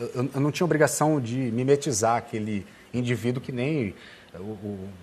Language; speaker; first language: Portuguese; native; Portuguese